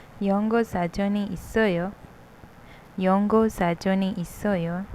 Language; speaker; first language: Korean; non-native, fluent; Hindi